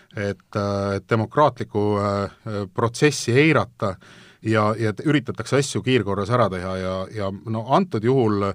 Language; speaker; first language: Estonian; native; Estonian